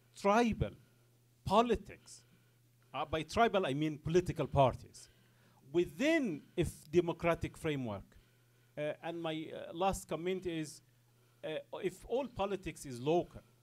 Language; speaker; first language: English; non-native, fluent; Arabic